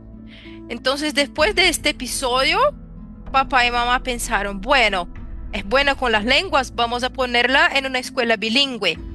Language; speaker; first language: Spanish; non-native, fluent; Portuguese